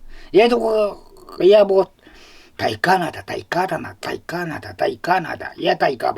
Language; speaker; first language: Russian; non-native, local second language; Yakut